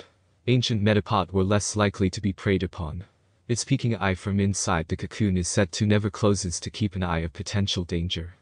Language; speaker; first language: English; non-native, fluent; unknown